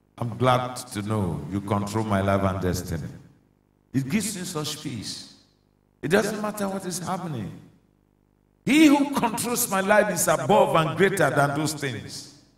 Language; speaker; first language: English; non-native, local second language; Yoruba